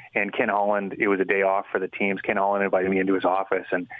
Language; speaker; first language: English; native; English